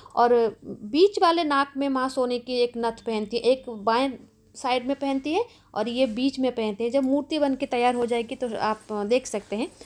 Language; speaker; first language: Hindi; non-native, local second language; Bangla